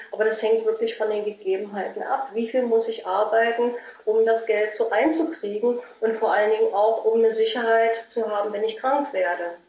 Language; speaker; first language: German; native; German